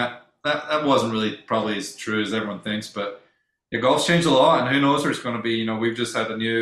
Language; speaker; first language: English; native; English